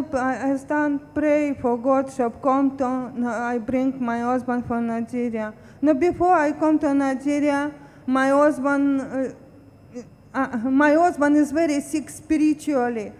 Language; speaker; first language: English; non-native, learner; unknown